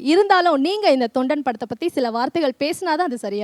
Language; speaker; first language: Tamil; native; Tamil